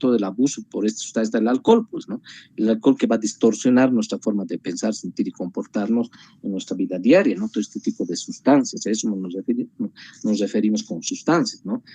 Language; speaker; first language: Spanish; native; Spanish